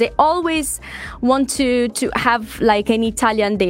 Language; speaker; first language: English; non-native, fluent; Italian